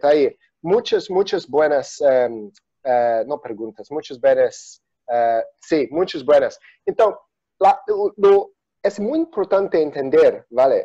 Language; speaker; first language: Spanish; non-native, learner; Portuguese